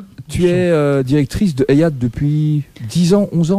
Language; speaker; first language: French; native; French